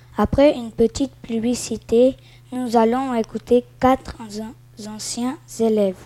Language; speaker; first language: French; native; French